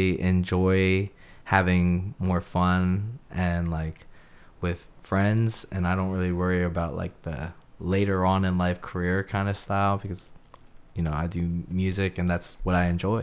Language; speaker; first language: English; native; English